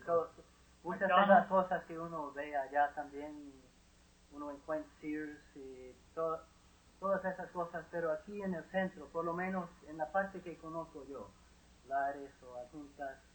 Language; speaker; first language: Spanish; non-native, fluent; English